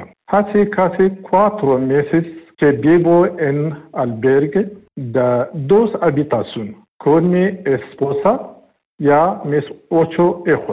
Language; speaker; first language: Spanish; non-native, learner; Pashto